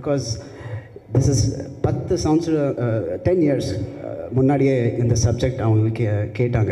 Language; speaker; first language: Tamil; non-native, local second language; Telugu